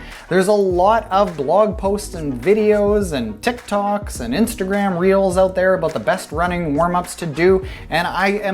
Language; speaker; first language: English; native; English